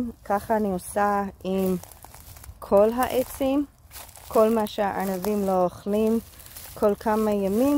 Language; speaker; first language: Hebrew; non-native, fluent; English